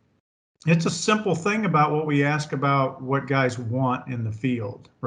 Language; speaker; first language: English; native; English